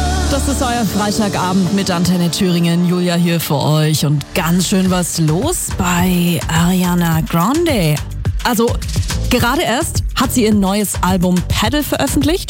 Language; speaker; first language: German; native; German